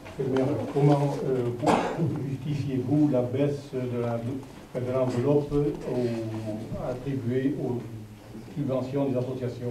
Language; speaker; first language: French; native; French